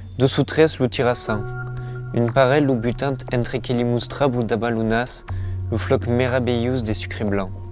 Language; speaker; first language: Occitan; non-native, local second language; French